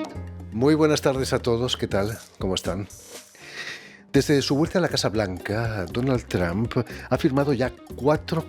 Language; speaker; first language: Spanish; native; Spanish